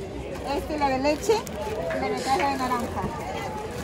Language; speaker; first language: Spanish; native; Spanish